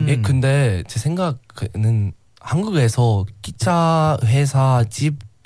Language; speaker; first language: Korean; non-native, learner; English